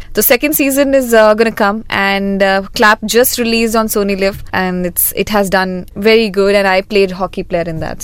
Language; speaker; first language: English; non-native, local second language; Hindi